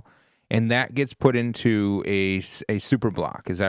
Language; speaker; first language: English; native; English